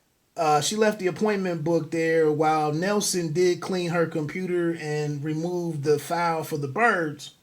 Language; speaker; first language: English; native; English